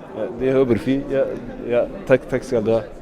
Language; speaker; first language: Norwegian; non-native, learner; Somali